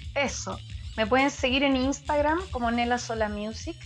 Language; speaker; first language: Spanish; native; Spanish